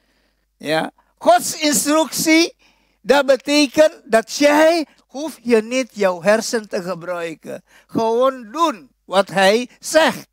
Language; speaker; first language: Dutch; non-native, fluent; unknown